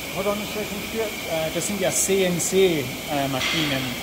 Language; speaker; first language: German; native; German